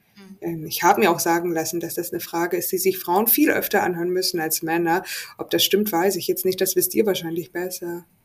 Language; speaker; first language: German; native; German